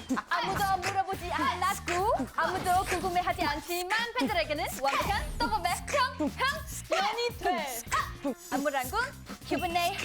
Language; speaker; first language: Korean; non-native, fluent; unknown